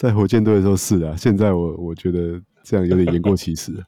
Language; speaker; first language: Chinese; native; Chinese